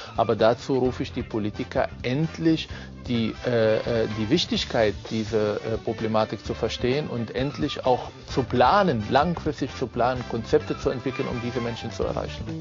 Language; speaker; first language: German; non-native, fluent; Arabic